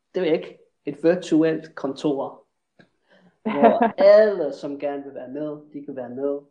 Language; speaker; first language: Danish; non-native, fluent; English